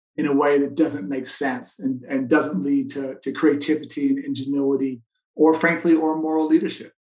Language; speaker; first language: English; native; English